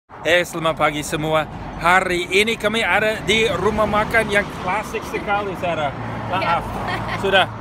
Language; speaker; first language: Indonesian; non-native, fluent; English